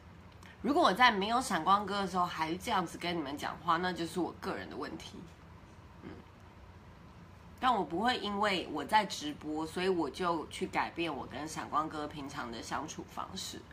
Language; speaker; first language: Chinese; native; Chinese